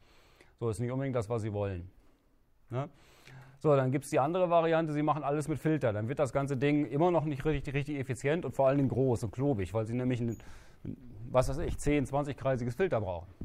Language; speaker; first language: German; native; German